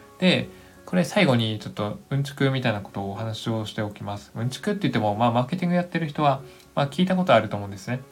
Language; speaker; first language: Japanese; native; Japanese